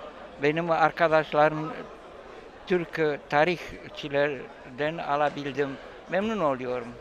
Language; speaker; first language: Turkish; non-native, fluent; Romanian